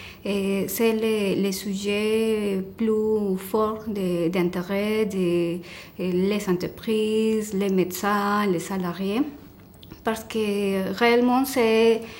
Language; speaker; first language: French; non-native, fluent; Spanish